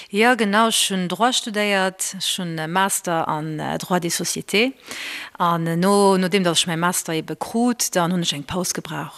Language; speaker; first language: Luxembourgish; early bilingual, other home language; Portuguese